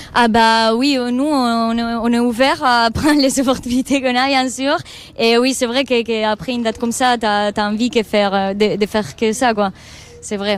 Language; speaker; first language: French; non-native, fluent; Spanish